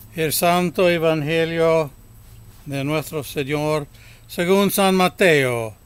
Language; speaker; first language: Spanish; early bilingual, heritage; Spanish